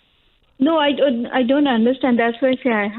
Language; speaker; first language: English; non-native, learner; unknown